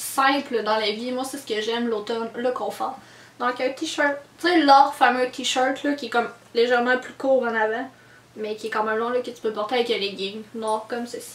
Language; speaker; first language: French; native; French